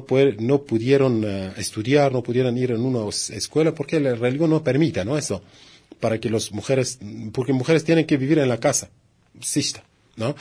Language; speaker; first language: Spanish; non-native, learner; Kurdish